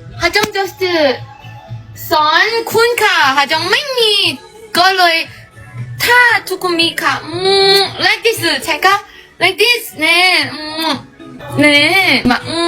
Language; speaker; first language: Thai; non-native, learner; Korean